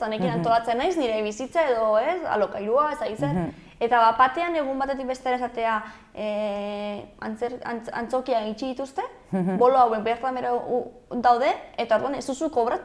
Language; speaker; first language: Basque; native; Basque